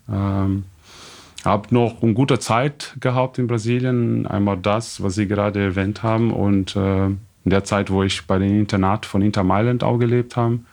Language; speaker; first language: German; non-native, fluent; Portuguese